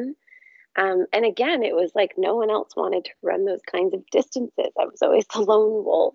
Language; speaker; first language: English; native; English